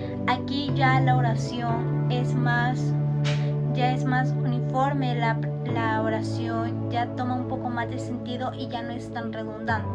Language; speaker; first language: Spanish; native; Spanish